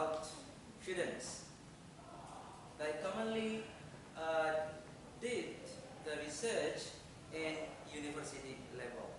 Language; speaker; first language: English; non-native, fluent; Indonesian